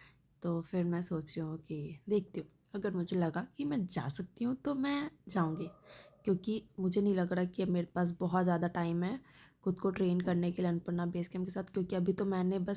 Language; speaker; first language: Hindi; native; Hindi